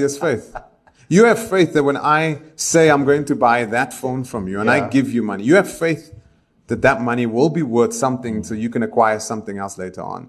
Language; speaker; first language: English; native; English